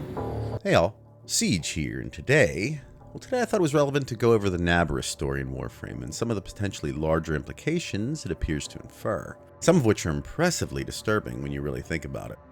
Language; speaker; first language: English; native; English